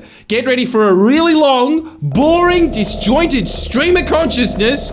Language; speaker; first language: English; native; English